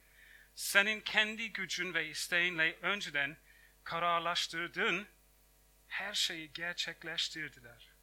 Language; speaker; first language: Turkish; non-native, fluent; English